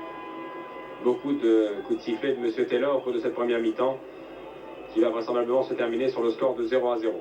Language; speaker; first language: French; native; French